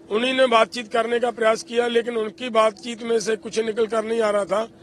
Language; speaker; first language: Hindi; non-native, local second language; Punjabi